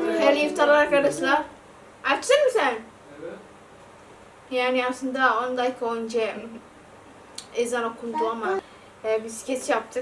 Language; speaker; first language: Turkish; non-native, learner; Indonesian